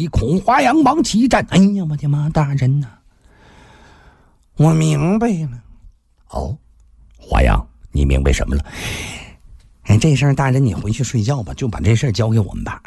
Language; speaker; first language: Chinese; native; Chinese